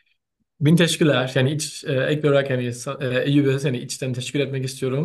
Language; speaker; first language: Turkish; non-native, learner; German